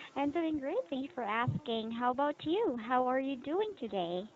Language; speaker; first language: English; non-native, local second language; Filipino